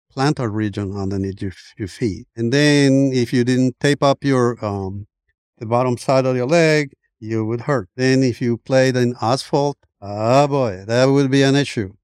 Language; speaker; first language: English; non-native, fluent; Spanish